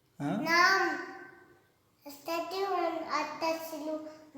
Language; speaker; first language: Arabic; non-native, learner; Urdu